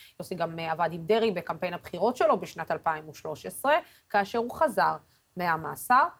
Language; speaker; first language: Hebrew; non-native, local second language; Arabic